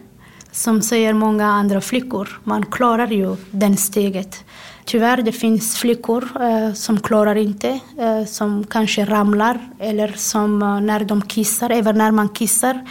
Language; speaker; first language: Swedish; non-native, fluent; Somali